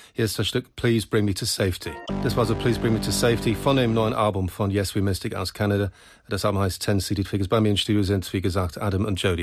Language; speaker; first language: German; non-native, fluent; English